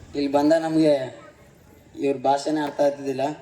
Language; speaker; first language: Kannada; non-native, fluent; Telugu